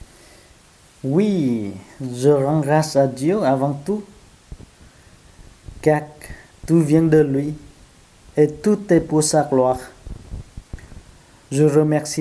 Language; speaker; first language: French; non-native, fluent; Vietnamese